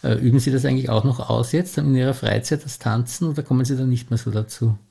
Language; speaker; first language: German; native; German